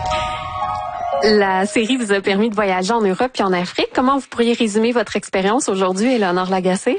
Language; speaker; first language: French; native; French